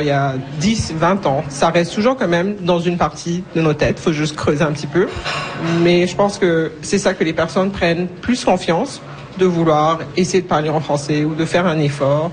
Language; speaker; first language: French; native; French